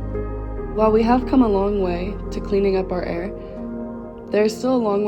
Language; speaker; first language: English; native; English